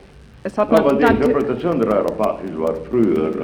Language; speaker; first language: German; non-native, fluent; Italian